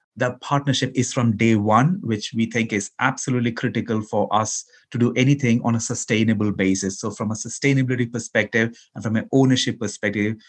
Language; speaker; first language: English; non-native, local second language; Malayalam